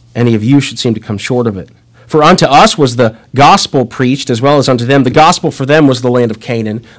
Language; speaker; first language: English; native; English